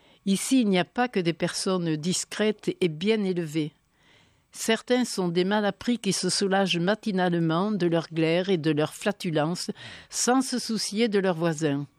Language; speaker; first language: French; native; French